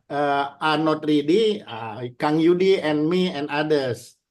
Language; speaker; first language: English; non-native, learner; Indonesian